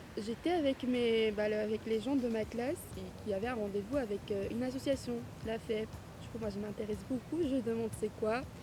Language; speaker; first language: French; non-native, fluent; Arabic